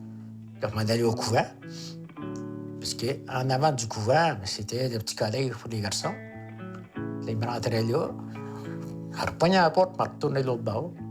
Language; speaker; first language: French; native; French